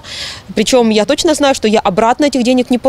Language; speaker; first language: Russian; native; Russian